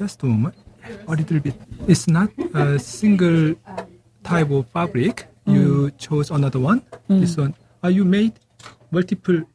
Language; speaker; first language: English; non-native, learner; Korean